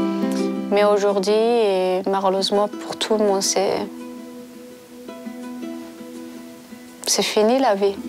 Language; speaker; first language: French; non-native, learner; Persian